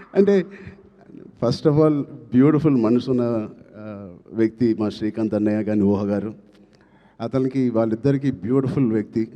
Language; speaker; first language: Telugu; native; Telugu